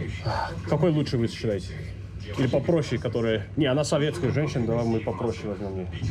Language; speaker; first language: Russian; early bilingual, heritage; English